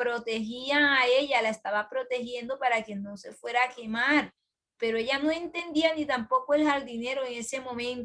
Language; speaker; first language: Spanish; native; Spanish